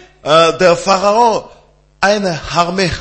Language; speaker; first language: German; non-native, learner; French